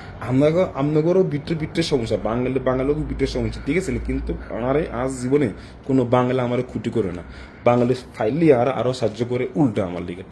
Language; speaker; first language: Bangla; non-native, fluent; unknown